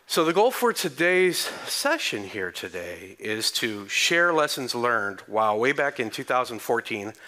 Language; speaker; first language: English; native; English